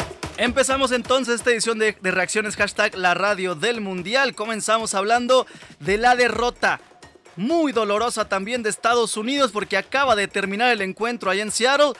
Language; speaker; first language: Spanish; native; Spanish